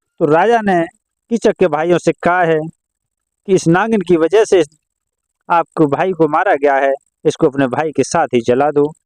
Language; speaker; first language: Hindi; native; Hindi